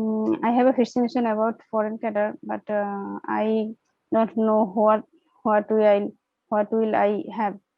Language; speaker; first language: English; non-native, learner; Bangla